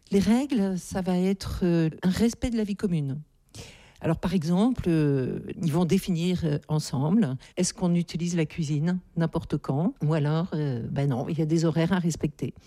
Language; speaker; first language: French; native; French